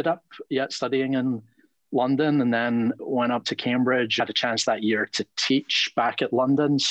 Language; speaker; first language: English; native; English